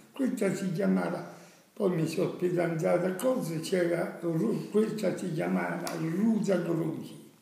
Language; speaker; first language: Italian; early bilingual, heritage; Italian